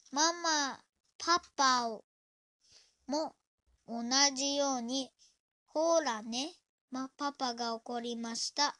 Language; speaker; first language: Japanese; non-native, learner; Indonesian